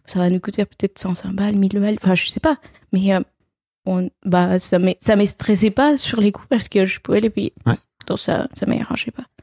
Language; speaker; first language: French; non-native, fluent; Spanish